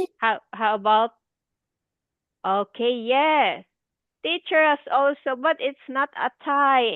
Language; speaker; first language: English; non-native, fluent; Filipino